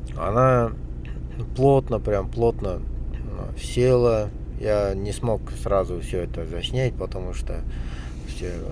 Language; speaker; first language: Russian; non-native, local second language; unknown